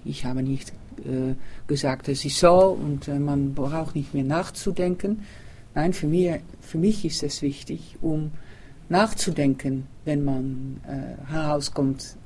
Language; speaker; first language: German; non-native, learner; Dutch